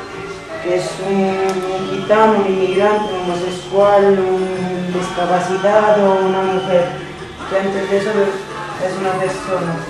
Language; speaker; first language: Spanish; non-native, fluent; Italian